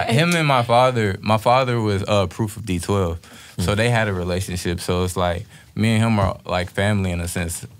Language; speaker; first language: English; native; English